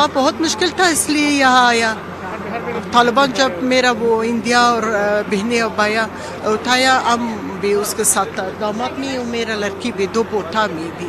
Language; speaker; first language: Hindi; non-native, learner; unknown